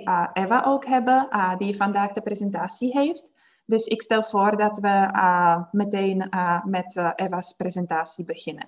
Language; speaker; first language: Dutch; non-native, fluent; Czech